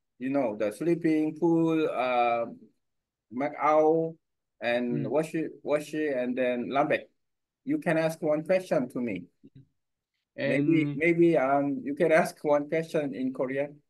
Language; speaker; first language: English; non-native, learner; Korean